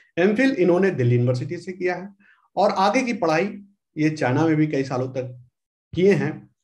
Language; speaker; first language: Hindi; native; Hindi